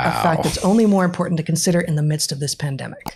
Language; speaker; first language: English; native; English